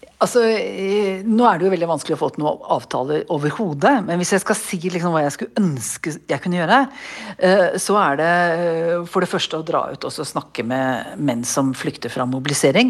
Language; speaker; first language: Norwegian; native; Norwegian